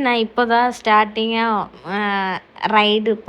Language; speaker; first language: Tamil; non-native, learner; Malayalam